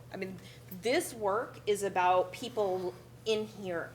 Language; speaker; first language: English; native; English